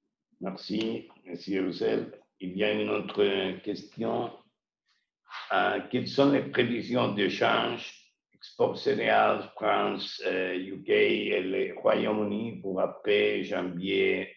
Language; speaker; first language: French; non-native, learner; Spanish